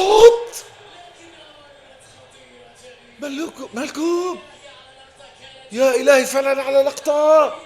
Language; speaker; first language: Arabic; native; Arabic